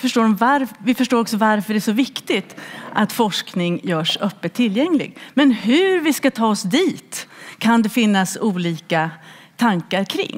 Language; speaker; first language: Swedish; native; Swedish